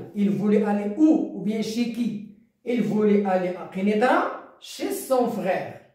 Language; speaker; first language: French; non-native, local second language; Arabic